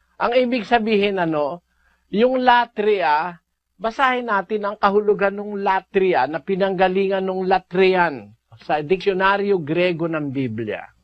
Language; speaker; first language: Filipino; native; Filipino